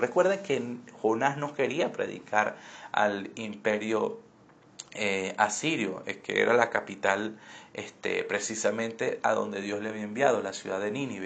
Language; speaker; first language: Spanish; native; Spanish